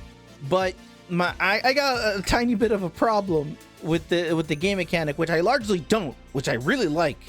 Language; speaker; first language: English; native; English